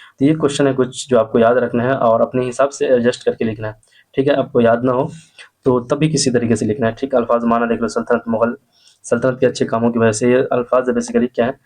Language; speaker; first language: Urdu; native; Urdu